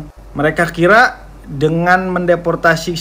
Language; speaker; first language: Indonesian; native; Indonesian